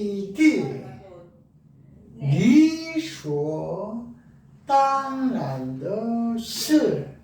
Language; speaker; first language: Chinese; non-native, learner; Korean